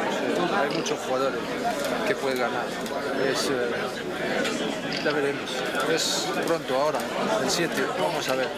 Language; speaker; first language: Spanish; non-native, fluent; French